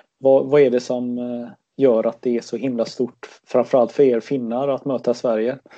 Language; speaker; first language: Swedish; native; Swedish